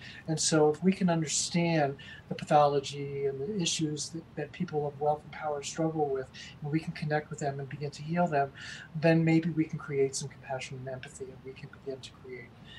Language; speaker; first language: English; native; English